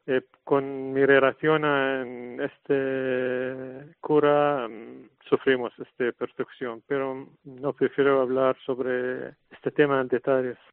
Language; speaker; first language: Spanish; non-native, learner; Arabic